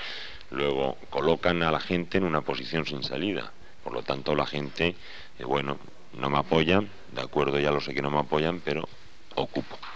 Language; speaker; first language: Spanish; native; Spanish